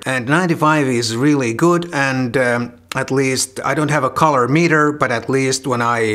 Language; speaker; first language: English; non-native, fluent; Finnish